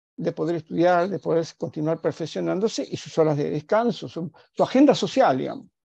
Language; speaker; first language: Spanish; native; Spanish